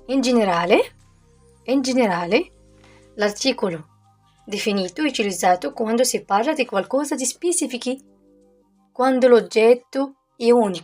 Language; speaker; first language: Italian; non-native, learner; Arabic